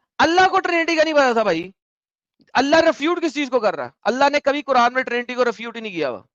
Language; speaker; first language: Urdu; native; Urdu